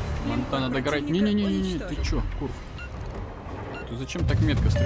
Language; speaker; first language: Russian; native; Russian